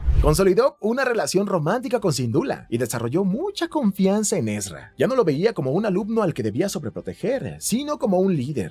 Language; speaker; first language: Spanish; native; Spanish